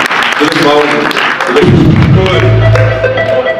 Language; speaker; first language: German; non-native, learner; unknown